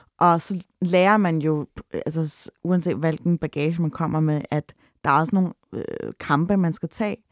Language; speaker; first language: Danish; early bilingual, other home language; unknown